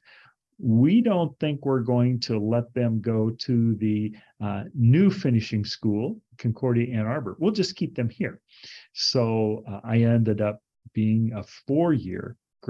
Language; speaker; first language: English; native; English